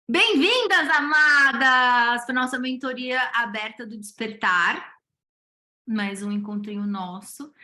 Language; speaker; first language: Portuguese; native; Portuguese